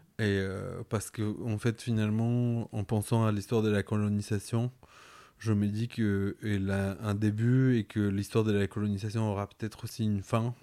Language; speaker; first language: French; non-native, fluent; Spanish